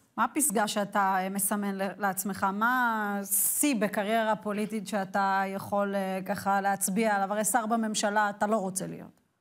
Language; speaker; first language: Hebrew; native; Hebrew